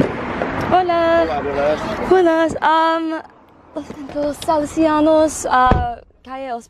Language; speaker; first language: Spanish; non-native, learner; English